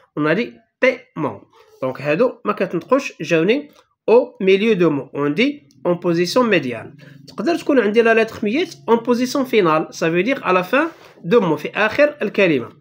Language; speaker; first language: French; non-native, local second language; Arabic